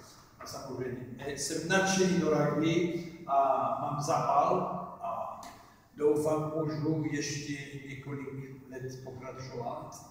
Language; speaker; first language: Czech; non-native, learner; French